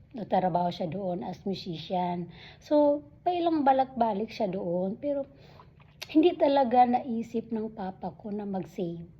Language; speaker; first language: Filipino; non-native, local second language; Cebuano